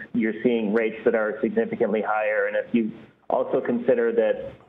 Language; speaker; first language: English; native; English